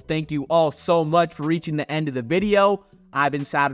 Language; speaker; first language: English; native; English